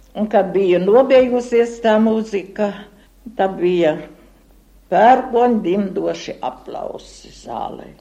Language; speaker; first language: Latvian; native; Latvian